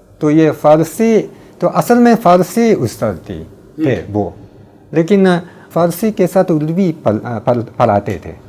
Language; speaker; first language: Urdu; non-native, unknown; Japanese